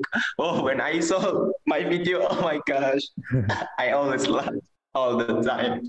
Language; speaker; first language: English; non-native, learner; Indonesian